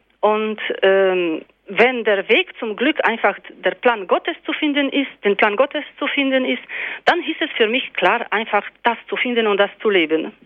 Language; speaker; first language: German; non-native, fluent; Polish